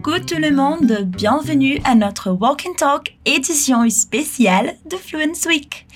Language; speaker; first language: French; non-native, fluent; Portuguese